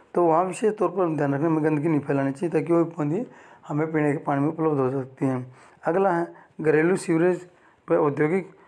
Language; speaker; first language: Hindi; native; Hindi